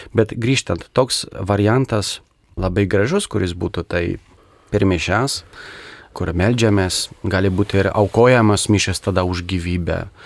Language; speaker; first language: Lithuanian; non-native, local second language; Polish